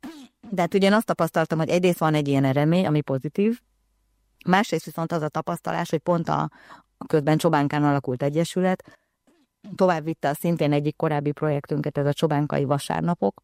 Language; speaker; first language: Hungarian; native; Hungarian